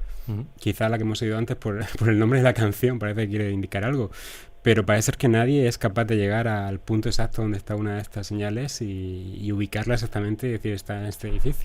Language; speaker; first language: Spanish; native; Spanish